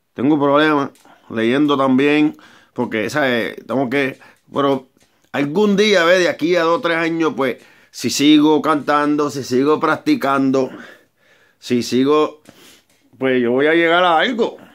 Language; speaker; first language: Spanish; native; Spanish